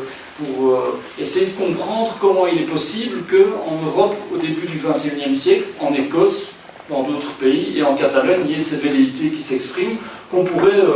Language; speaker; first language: French; native; French